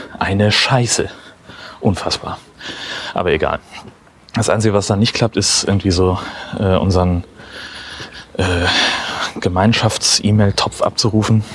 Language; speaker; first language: German; native; German